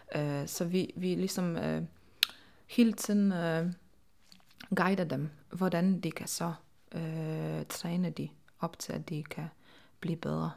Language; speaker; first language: Danish; non-native, fluent; Polish